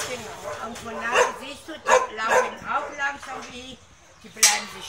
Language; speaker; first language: German; non-native, learner; Greek